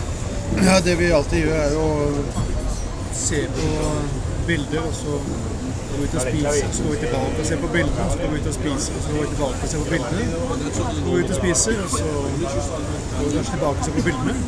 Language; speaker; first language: Norwegian; native; Norwegian